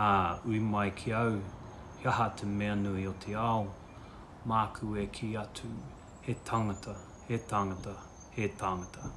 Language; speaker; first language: Māori; non-native, local second language; English